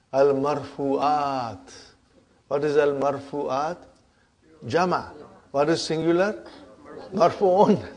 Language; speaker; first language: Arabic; non-native, fluent; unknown